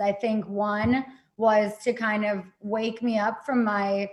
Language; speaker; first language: English; native; English